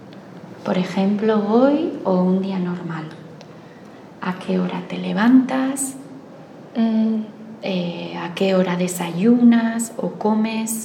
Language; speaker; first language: Spanish; native; Spanish